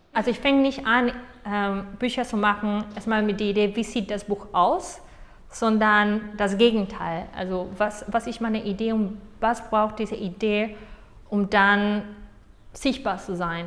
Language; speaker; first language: German; non-native, fluent; Spanish